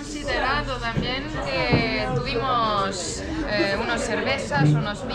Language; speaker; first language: Spanish; non-native, fluent; Estonian